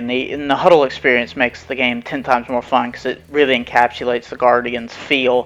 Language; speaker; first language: English; native; English